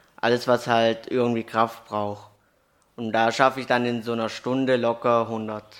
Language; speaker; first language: German; native; German